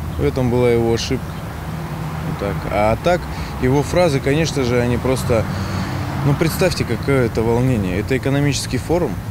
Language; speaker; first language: Russian; native; Russian